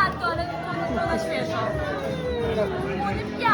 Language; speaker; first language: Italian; non-native, learner; Polish